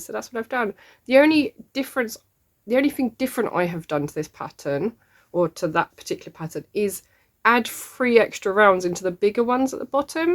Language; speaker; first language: English; native; English